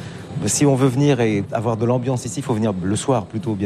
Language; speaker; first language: French; native; French